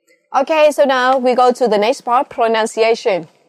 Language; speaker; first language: English; non-native, fluent; Vietnamese